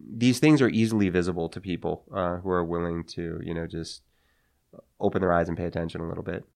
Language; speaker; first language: English; native; English